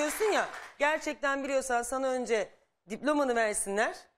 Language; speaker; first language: Turkish; native; Turkish